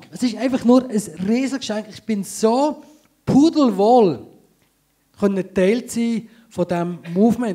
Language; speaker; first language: German; native; German